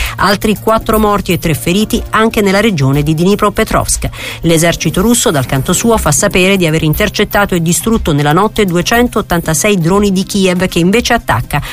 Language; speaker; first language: Italian; native; Italian